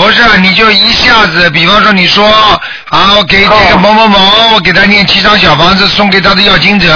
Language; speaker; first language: Chinese; native; Chinese